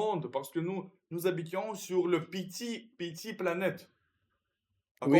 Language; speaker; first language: French; non-native, learner; Russian